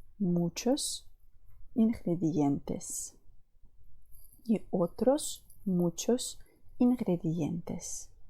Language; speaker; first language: Spanish; non-native, fluent; Ukrainian